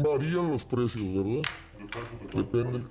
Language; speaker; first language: Spanish; native; Spanish